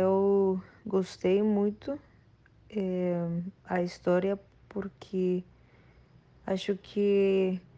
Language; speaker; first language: Portuguese; non-native, learner; Spanish